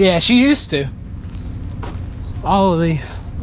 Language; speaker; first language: English; native; English